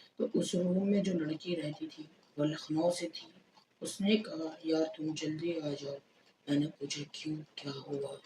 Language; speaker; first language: Urdu; native; Urdu